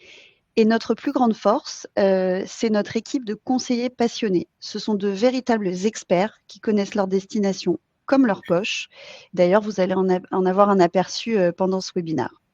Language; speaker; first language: French; native; French